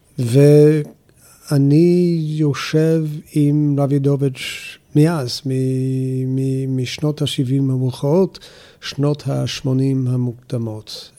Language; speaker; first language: Hebrew; non-native, fluent; English